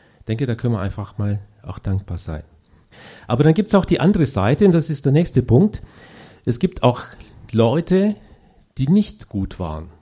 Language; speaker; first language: German; native; German